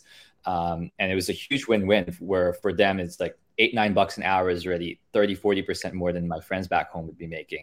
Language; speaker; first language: English; non-native, local second language; Filipino